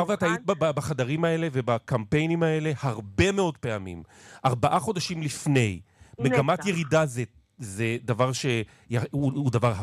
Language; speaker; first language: Hebrew; native; Hebrew